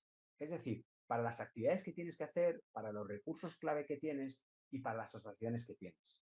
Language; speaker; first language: Spanish; native; Spanish